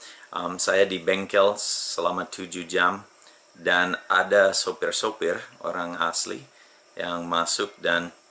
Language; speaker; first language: Indonesian; non-native, fluent; English